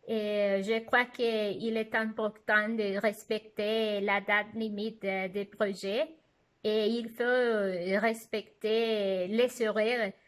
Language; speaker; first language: French; non-native, fluent; Spanish